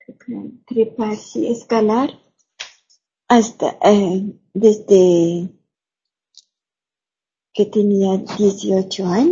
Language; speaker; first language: Spanish; non-native, learner; German